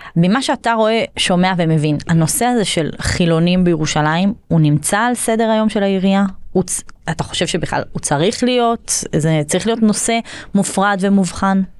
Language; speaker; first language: Hebrew; native; Hebrew